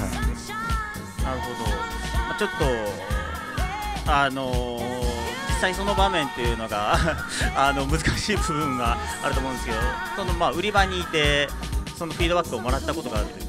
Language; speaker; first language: Japanese; native; Japanese